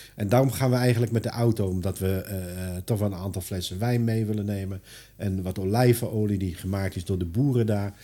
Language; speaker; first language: Dutch; non-native, fluent; Italian